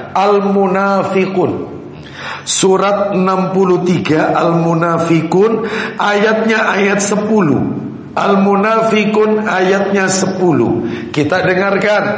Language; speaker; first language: Indonesian; non-native, local second language; Javanese